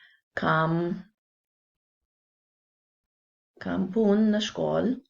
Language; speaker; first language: Albanian; non-native, learner; English